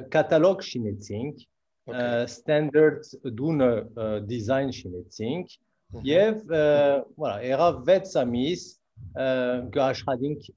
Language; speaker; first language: Armenian; early bilingual, heritage; Armenian